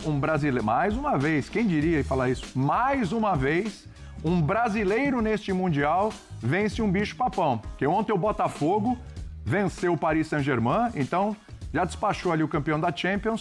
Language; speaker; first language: Portuguese; native; Portuguese